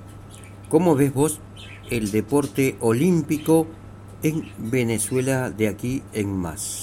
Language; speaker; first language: Spanish; native; Spanish